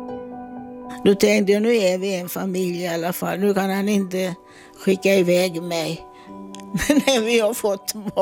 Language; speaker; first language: Swedish; non-native, fluent; Italian